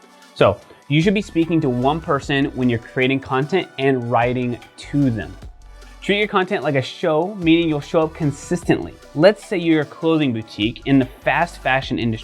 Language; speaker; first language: English; native; English